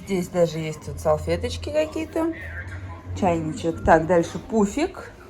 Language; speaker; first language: Russian; native; Russian